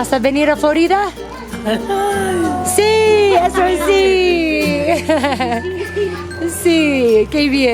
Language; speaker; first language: Spanish; non-native, learner; English